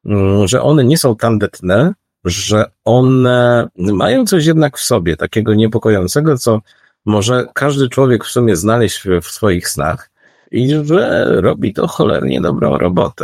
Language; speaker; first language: Polish; native; Polish